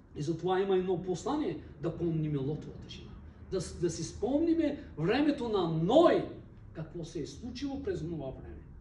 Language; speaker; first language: Bulgarian; non-native, local second language; Turkish